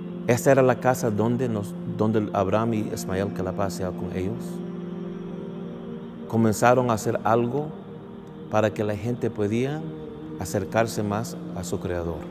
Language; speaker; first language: Spanish; early bilingual, heritage; English